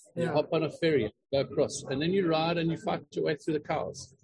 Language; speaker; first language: English; native; English